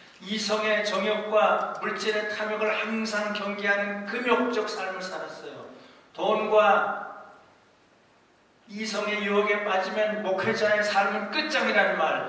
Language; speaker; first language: Korean; native; Korean